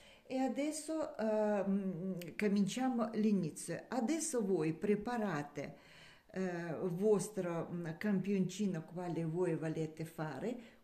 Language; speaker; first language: Italian; non-native, learner; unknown